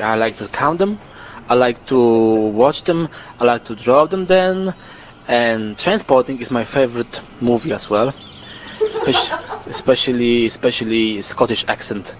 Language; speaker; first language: English; non-native, learner; Polish